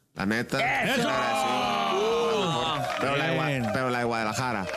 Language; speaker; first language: Spanish; native; Spanish